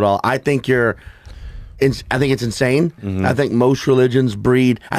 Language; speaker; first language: English; native; English